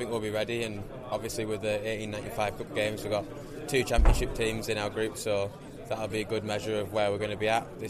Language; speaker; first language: English; native; English